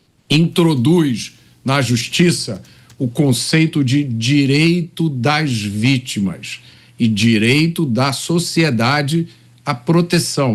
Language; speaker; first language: Portuguese; native; Portuguese